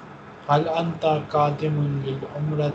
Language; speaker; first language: Arabic; non-native, fluent; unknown